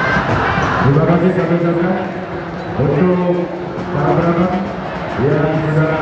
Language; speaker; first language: Indonesian; native; Indonesian